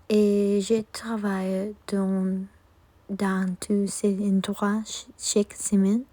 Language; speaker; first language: French; non-native, learner; Spanish